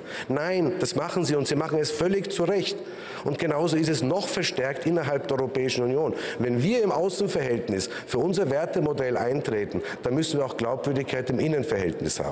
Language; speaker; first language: German; native; German